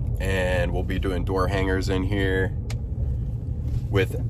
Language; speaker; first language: English; native; English